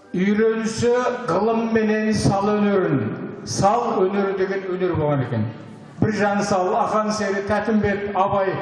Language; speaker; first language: Kazakh; native; Kazakh